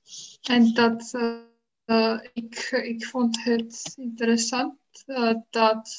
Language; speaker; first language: Dutch; non-native, fluent; Czech